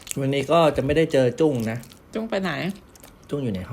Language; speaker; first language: Thai; native; Thai